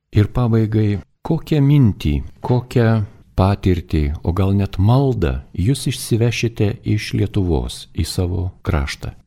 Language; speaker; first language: Lithuanian; native; Lithuanian